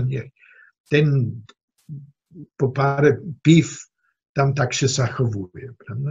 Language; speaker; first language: Polish; non-native, fluent; German